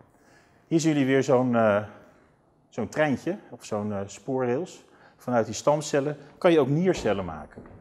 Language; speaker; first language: Dutch; native; Dutch